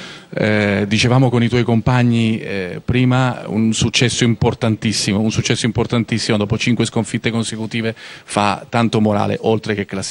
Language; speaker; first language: Italian; native; Italian